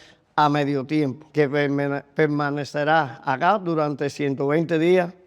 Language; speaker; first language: Spanish; native; Spanish